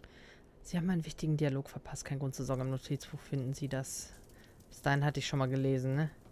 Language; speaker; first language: German; native; German